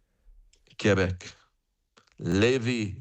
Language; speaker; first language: French; non-native, fluent; English